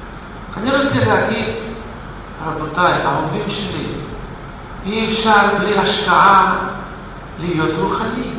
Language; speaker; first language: Hebrew; non-native, fluent; Russian